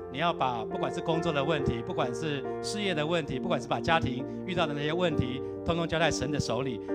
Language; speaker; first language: Chinese; native; Chinese